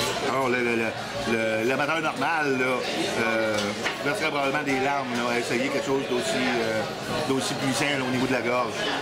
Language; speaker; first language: French; native; French